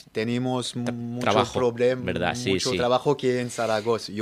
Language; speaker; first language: Spanish; non-native, learner; French